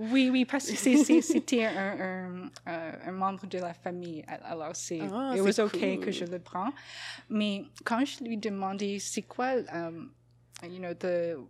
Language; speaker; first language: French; non-native, local second language; English